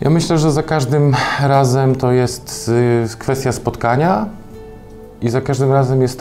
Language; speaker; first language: Ukrainian; non-native, learner; Polish